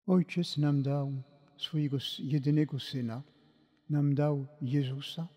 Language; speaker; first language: Polish; non-native, fluent; French